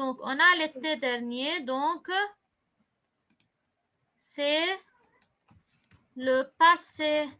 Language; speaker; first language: French; non-native, local second language; Arabic